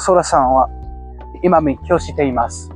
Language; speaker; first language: Japanese; non-native, learner; English